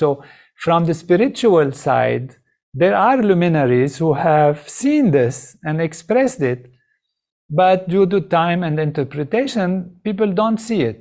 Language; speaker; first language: English; non-native, fluent; Arabic